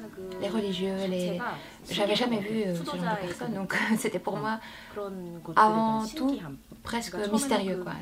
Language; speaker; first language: French; non-native, fluent; Korean